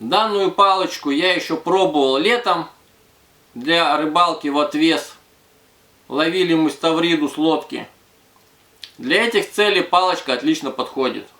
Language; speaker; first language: Russian; native; Russian